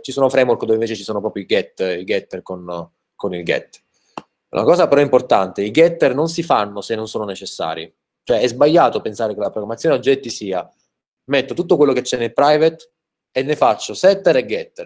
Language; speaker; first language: Italian; native; Italian